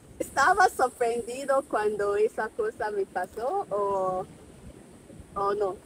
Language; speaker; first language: Spanish; non-native, fluent; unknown